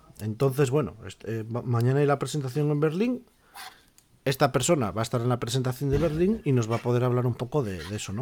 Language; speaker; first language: Spanish; native; Spanish